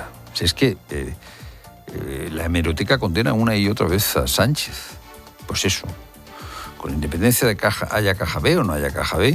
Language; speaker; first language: Spanish; native; Spanish